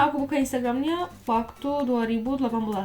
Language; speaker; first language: Indonesian; non-native, fluent; Turkish